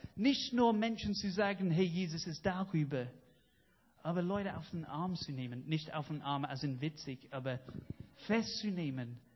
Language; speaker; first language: German; non-native, fluent; English